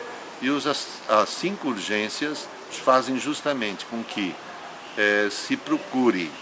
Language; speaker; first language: Portuguese; native; Portuguese